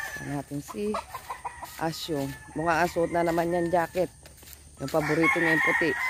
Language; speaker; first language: Filipino; non-native, local second language; Pampanga